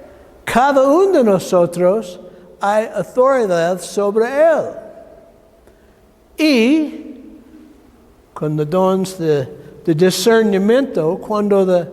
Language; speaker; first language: Spanish; non-native, learner; English